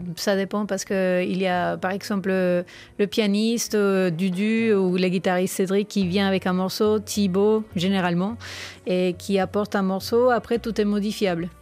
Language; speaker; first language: French; non-native, fluent; Spanish